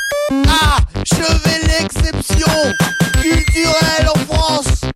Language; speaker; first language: French; native; French